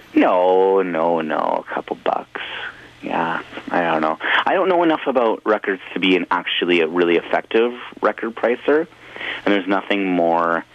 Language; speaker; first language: English; native; English